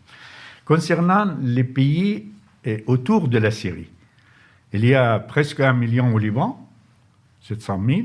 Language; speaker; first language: French; non-native, fluent; Arabic